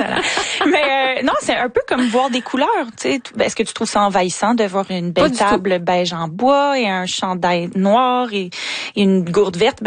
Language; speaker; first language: French; native; French